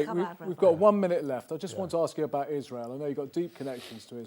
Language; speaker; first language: English; native; English